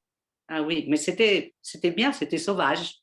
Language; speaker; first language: French; non-native, fluent; English